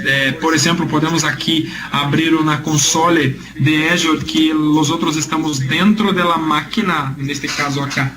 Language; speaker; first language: Spanish; non-native, learner; Portuguese